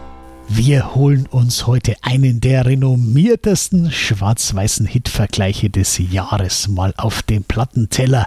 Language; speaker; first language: German; native; German